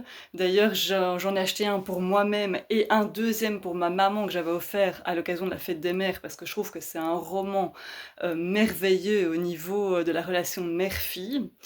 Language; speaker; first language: French; native; French